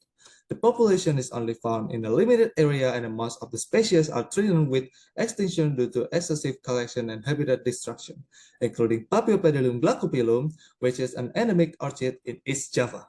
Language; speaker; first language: English; non-native, learner; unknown